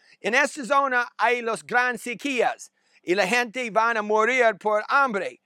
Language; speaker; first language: Spanish; non-native, learner; English